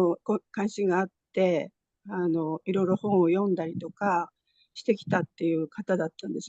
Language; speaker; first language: Japanese; native; Japanese